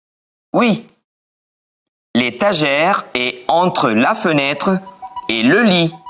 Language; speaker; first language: French; non-native, fluent; Spanish